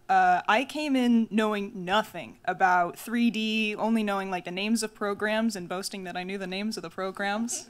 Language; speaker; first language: English; native; English